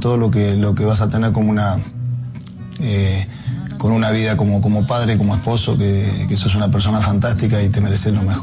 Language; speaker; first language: Spanish; native; Spanish